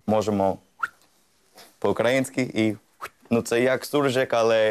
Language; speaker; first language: Ukrainian; non-native, learner; English